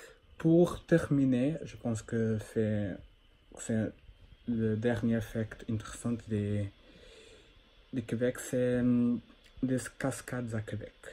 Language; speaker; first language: French; non-native, learner; Portuguese